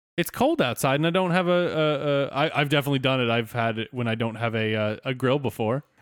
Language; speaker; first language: English; native; English